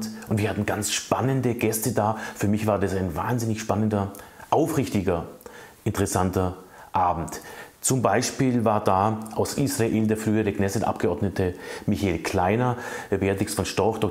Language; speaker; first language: German; native; German